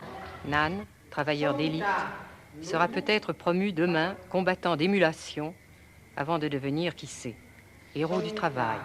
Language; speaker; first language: French; native; French